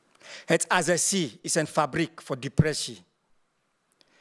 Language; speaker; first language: Dutch; non-native, learner; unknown